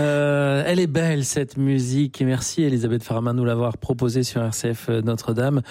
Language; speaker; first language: French; native; French